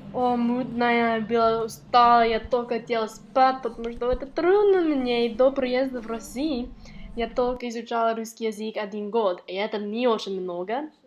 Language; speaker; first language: Russian; non-native, learner; English